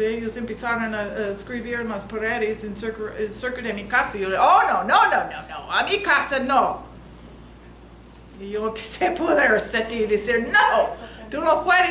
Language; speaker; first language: Spanish; non-native, learner; English